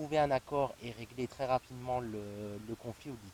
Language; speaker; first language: French; native; French